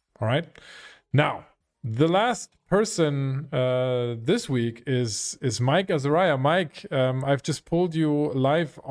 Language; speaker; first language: English; non-native, fluent; German